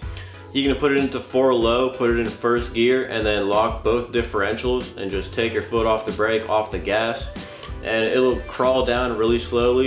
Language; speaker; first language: English; native; English